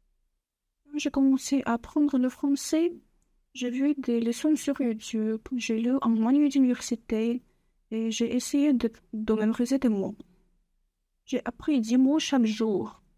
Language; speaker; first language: French; non-native, learner; Russian